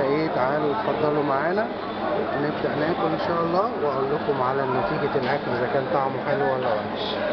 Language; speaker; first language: Arabic; native; Arabic